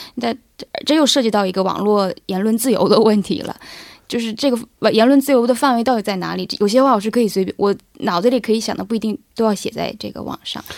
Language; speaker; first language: Chinese; native; Chinese